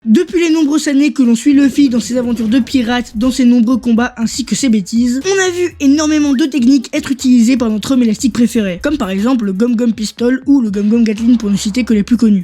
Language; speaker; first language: French; native; French